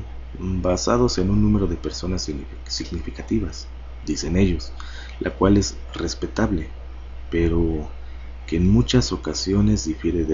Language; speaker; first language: Spanish; native; Spanish